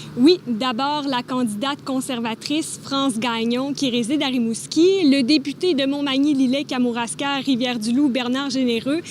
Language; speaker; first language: French; native; French